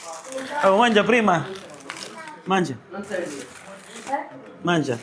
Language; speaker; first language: Italian; non-native, learner; Filipino